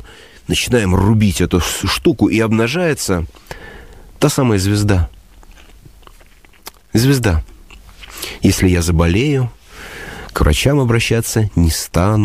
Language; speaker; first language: Russian; native; Russian